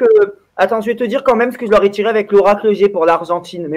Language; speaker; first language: French; native; French